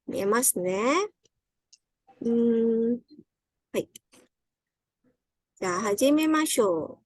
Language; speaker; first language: Japanese; non-native, fluent; Indonesian